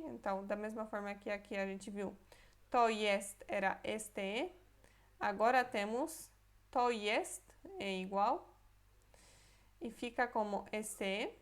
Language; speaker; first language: Portuguese; non-native, fluent; Polish